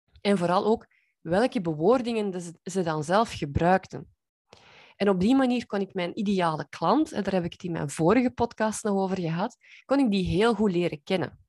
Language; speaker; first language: Dutch; native; Dutch